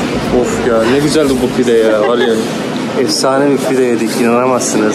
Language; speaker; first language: Turkish; native; Turkish